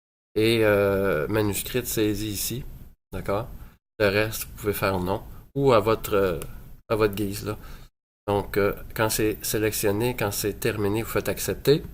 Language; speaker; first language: French; native; French